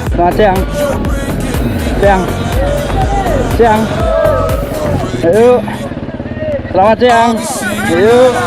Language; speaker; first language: Indonesian; non-native, learner; English